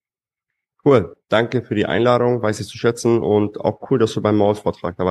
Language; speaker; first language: German; native; German